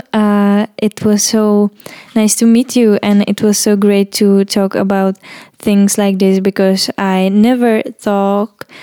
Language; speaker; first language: English; non-native, learner; Czech